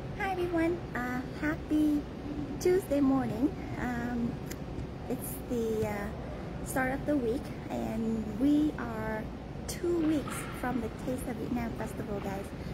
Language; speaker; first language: English; early bilingual, other home language; Vietnamese